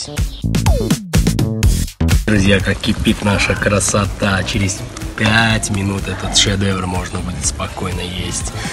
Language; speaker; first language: Russian; non-native, local second language; Azerbaijani